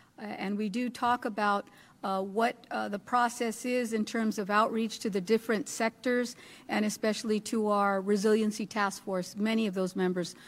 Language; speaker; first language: English; early bilingual, other home language; Spanish